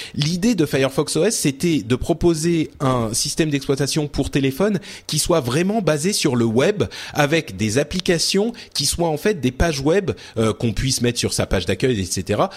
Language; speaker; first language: French; early bilingual, other home language; Arabic